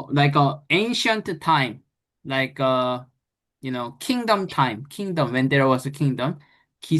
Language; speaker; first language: English; non-native, fluent; Korean